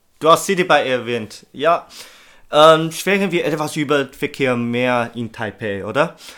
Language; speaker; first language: German; non-native, learner; Chinese